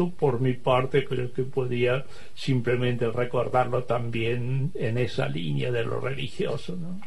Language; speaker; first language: Spanish; native; Spanish